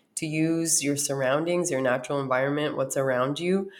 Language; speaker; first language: English; native; English